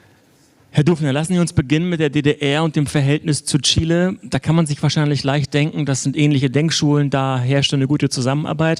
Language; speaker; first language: German; native; German